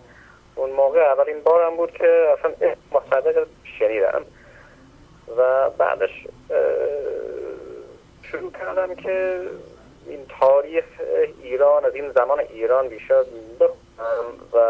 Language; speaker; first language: Persian; early bilingual, heritage; Persian